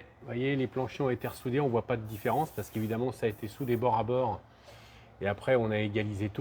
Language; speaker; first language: French; native; French